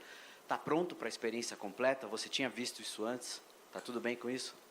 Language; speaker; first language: Portuguese; native; Portuguese